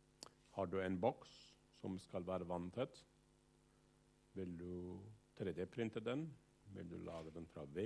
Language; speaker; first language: Norwegian; non-native, fluent; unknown